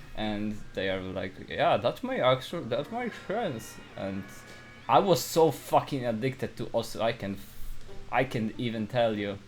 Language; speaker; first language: English; non-native, fluent; Polish